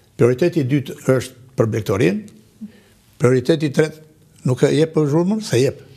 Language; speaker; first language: Albanian; native; Albanian